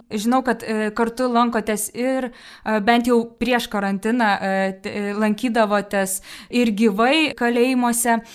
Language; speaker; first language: Lithuanian; native; Lithuanian